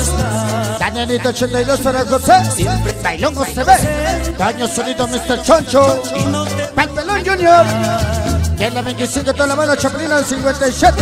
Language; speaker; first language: Spanish; native; Spanish